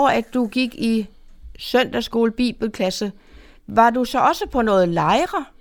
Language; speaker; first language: Danish; native; Danish